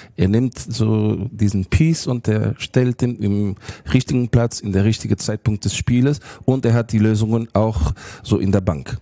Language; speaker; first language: German; non-native, fluent; Portuguese